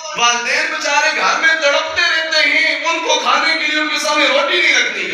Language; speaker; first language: Urdu; non-native, local second language; Punjabi